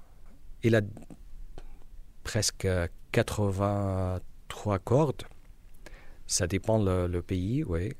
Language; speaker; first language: French; non-native, learner; Arabic